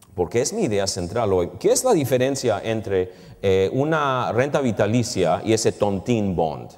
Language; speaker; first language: Spanish; early bilingual, heritage; Spanish